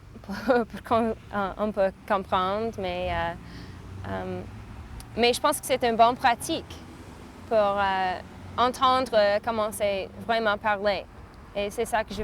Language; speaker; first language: French; non-native, fluent; English